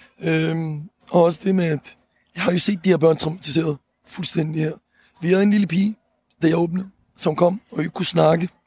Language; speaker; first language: Danish; early bilingual, other home language; Arabic